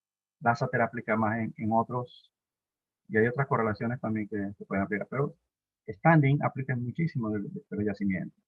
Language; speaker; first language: Spanish; native; Spanish